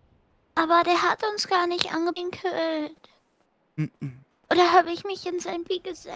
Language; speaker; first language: German; native; German